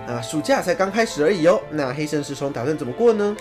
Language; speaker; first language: Chinese; native; Chinese